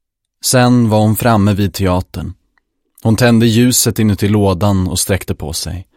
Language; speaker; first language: Swedish; native; Swedish